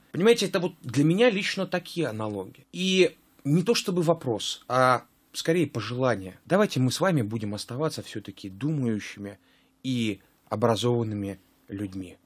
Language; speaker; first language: Russian; native; Russian